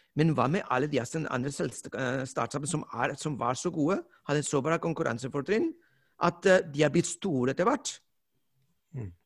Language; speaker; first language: Norwegian; non-native, fluent; Spanish